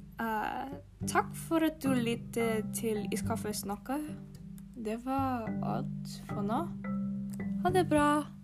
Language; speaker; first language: Norwegian; non-native, learner; English